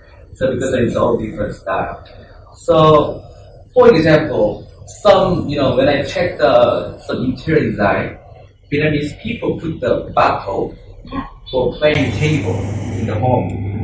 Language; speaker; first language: English; non-native, learner; Korean